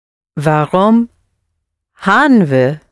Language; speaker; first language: Dutch; non-native, learner; English